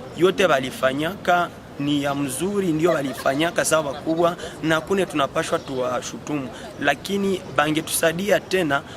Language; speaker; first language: Swahili; native; Swahili